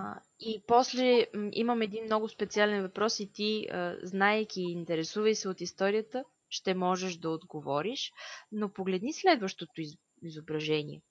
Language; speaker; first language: Bulgarian; native; Bulgarian